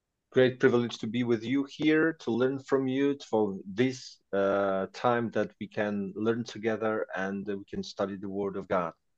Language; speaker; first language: English; non-native, fluent; Polish